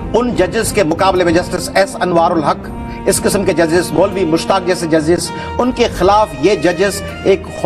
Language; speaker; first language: Urdu; non-native, local second language; Sindhi